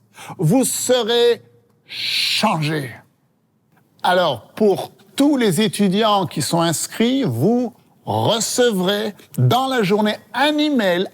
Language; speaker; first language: French; native; French